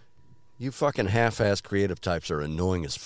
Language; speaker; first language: English; native; English